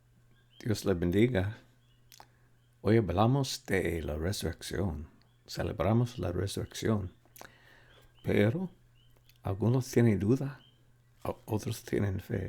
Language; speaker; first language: Spanish; non-native, fluent; English